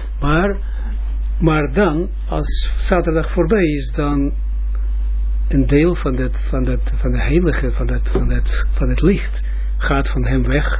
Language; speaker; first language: Dutch; non-native, fluent; Russian